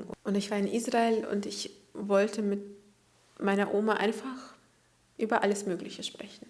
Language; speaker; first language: German; early bilingual, other home language; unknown